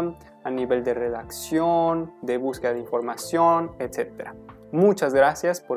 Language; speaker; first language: Spanish; native; Spanish